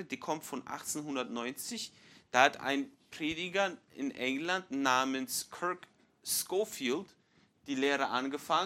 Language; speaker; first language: German; non-native, fluent; English